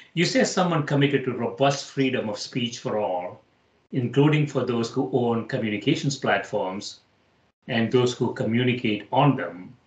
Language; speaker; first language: English; non-native, local second language; Malayalam